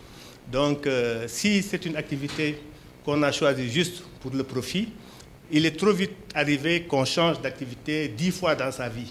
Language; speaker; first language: French; non-native, local second language; Wolof